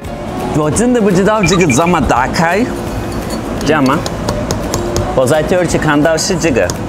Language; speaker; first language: Chinese; non-native, fluent; Turkish